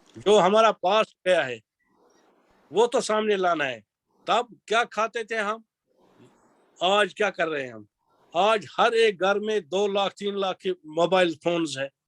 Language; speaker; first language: Urdu; non-native, local second language; Kashmiri